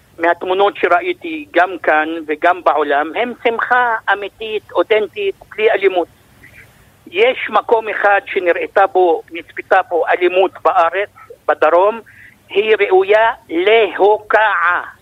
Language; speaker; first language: Hebrew; non-native, local second language; Arabic